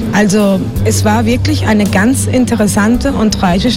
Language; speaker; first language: German; non-native, fluent; Spanish